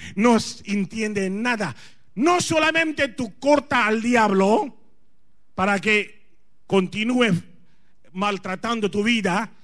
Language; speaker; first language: Spanish; non-native, fluent; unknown